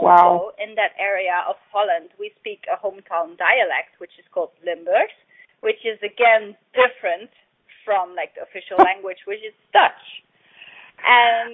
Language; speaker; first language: English; non-native, fluent; Dutch